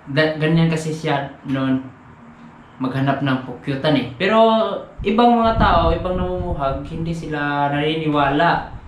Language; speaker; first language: Filipino; non-native, local second language; Cebuano